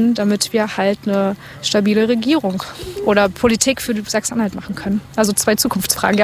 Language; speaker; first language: German; native; German